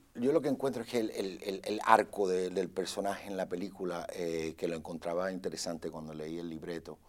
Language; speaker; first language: Spanish; native; Spanish